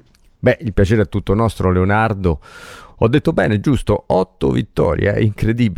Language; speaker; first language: Italian; native; Italian